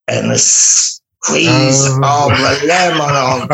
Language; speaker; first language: English; non-native, fluent; Italian